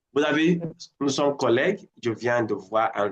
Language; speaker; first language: French; non-native, fluent; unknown